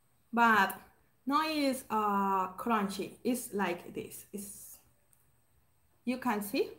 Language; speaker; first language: English; non-native, learner; Spanish